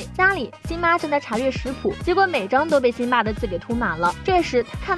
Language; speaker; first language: Chinese; native; Chinese